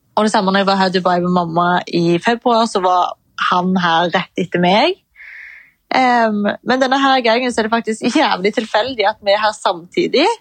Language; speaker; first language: Norwegian; early bilingual, other home language; Arabic